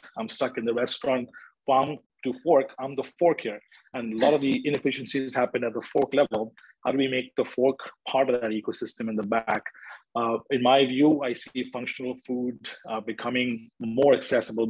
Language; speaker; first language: English; non-native, local second language; Hindi